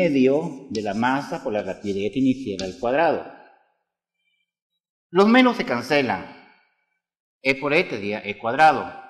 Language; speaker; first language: Spanish; native; Spanish